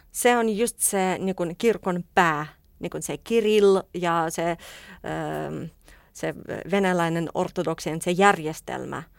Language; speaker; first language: Finnish; non-native, fluent; Russian